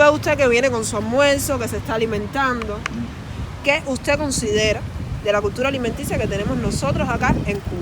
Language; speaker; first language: Spanish; native; Spanish